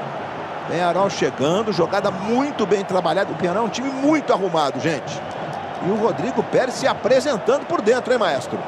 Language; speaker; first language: Portuguese; native; Portuguese